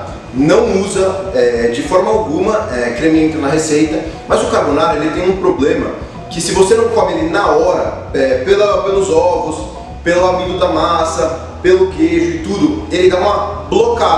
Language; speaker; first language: Portuguese; native; Portuguese